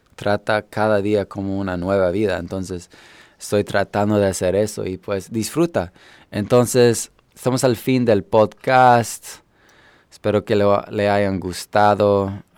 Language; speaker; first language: Spanish; non-native, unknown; English